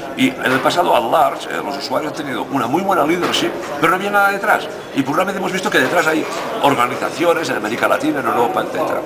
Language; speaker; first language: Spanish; non-native, local second language; Catalan